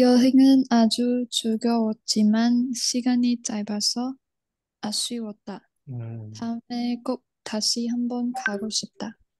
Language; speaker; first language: Korean; non-native, learner; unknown